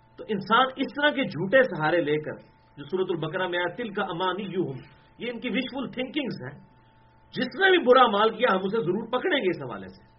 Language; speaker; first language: Urdu; non-native, local second language; Punjabi